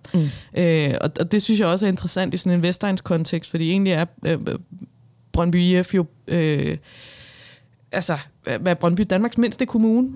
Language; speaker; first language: Danish; native; Danish